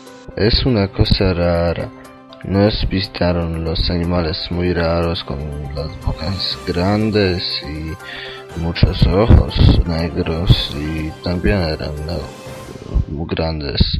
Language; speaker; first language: Spanish; non-native, learner; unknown